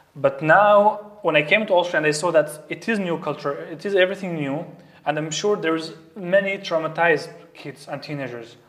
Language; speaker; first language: English; non-native, fluent; Arabic